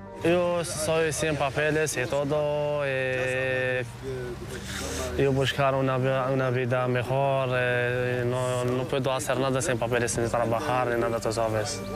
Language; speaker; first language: Spanish; non-native, learner; Arabic